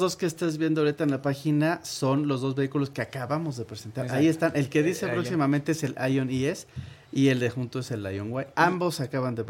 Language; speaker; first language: Spanish; native; Spanish